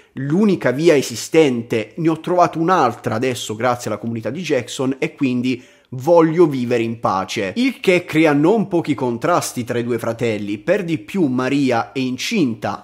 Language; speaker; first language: Italian; native; Italian